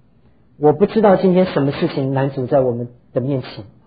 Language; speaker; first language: Chinese; native; Chinese